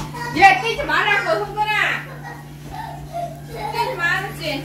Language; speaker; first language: Korean; non-native, learner; Khmer